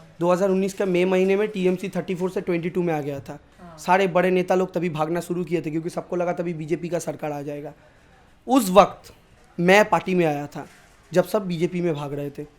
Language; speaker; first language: Hindi; non-native, local second language; Bangla